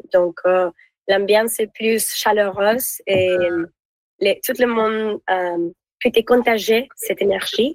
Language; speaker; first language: French; non-native, learner; Spanish